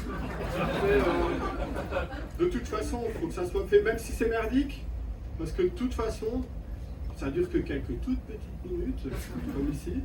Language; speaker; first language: French; native; French